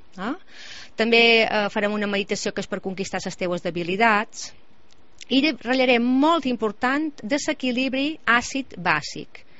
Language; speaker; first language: Catalan; native; Catalan